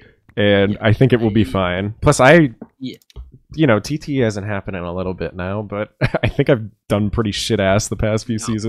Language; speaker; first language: English; native; English